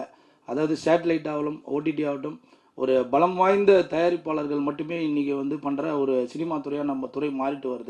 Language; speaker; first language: Tamil; native; Tamil